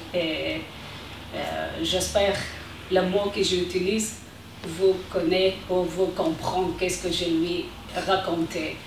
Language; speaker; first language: French; non-native, learner; Persian